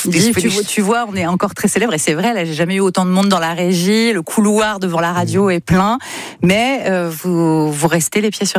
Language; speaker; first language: French; native; French